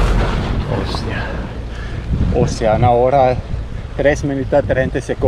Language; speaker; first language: Spanish; non-native, learner; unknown